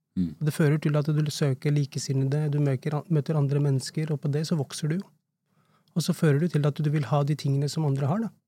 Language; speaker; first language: Norwegian; early bilingual, other home language; Urdu